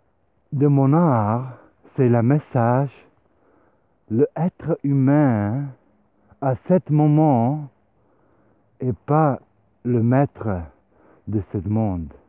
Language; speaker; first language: French; non-native, learner; Swiss German